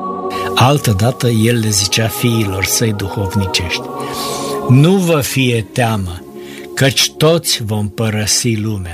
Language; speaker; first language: Romanian; native; Romanian